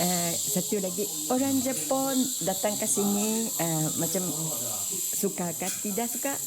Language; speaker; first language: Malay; non-native, fluent; Japanese